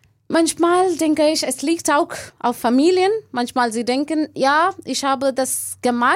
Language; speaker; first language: German; non-native, fluent; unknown